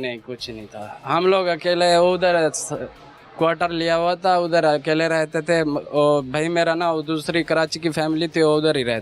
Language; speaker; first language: Hindi; non-native, local second language; Saraiki